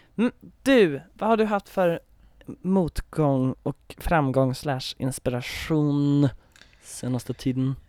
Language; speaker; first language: Swedish; native; Swedish